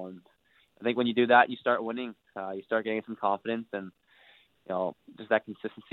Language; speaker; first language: English; native; English